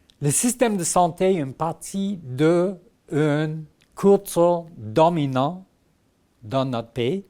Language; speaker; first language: French; non-native, fluent; English